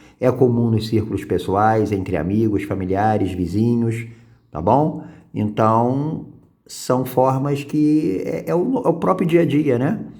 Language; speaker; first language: Portuguese; native; Portuguese